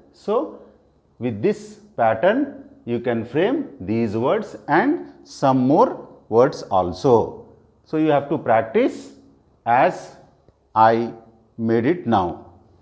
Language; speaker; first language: English; non-native, local second language; Telugu